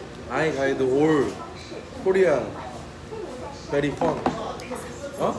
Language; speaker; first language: English; non-native, learner; Korean